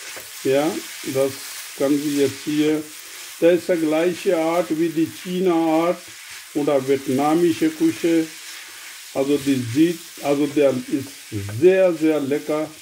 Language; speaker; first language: German; non-native, learner; Urdu